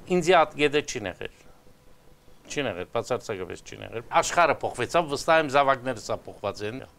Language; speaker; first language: Armenian; early bilingual, heritage; Armenian